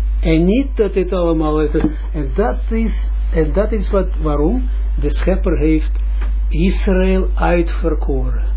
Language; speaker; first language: Dutch; non-native, fluent; Russian